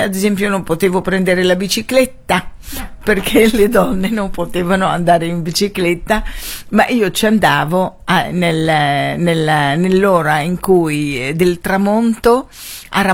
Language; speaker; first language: Italian; non-native, fluent; Arabic